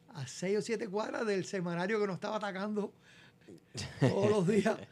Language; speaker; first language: Spanish; native; Spanish